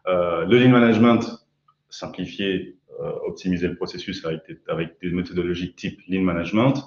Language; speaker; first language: French; native; French